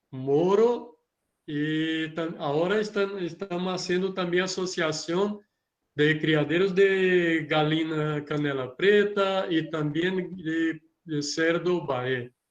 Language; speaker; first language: Spanish; non-native, learner; Portuguese